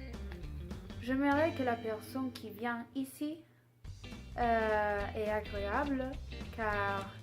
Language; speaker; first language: French; non-native, learner; Spanish